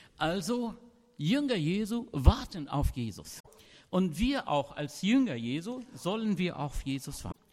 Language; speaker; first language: German; non-native, fluent; Arabic